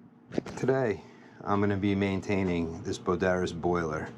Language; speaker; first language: English; native; English